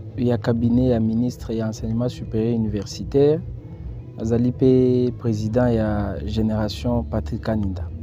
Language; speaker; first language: Lingala; non-native, local second language; Luba-Lulua